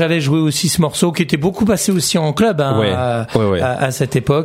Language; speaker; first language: French; native; French